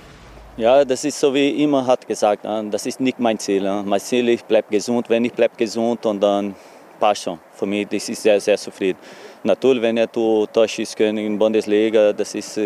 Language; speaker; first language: German; non-native, learner; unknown